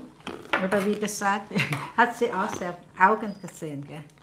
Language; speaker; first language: German; non-native, learner; Thai